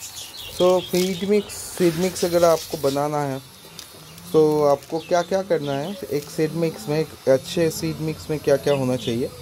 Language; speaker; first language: Hindi; non-native, local second language; Bangla